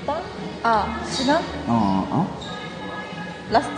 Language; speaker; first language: Korean; non-native, learner; Japanese